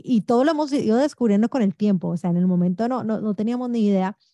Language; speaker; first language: Spanish; native; Spanish